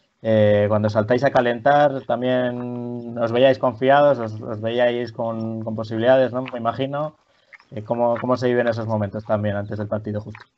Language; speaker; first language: Spanish; native; Spanish